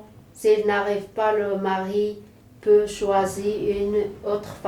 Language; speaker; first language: French; non-native, learner; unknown